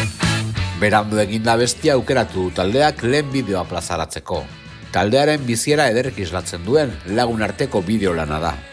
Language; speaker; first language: Basque; native; Basque